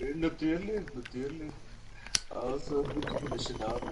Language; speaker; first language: German; non-native, learner; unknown